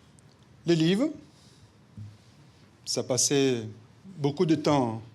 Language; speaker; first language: French; non-native, fluent; Portuguese